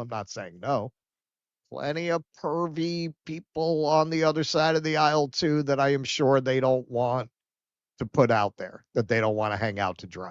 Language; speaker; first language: English; native; English